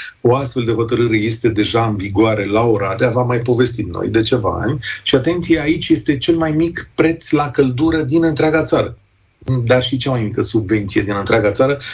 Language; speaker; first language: Romanian; native; Romanian